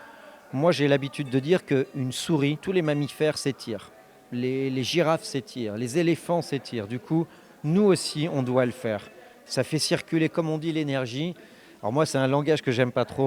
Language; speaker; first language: French; native; French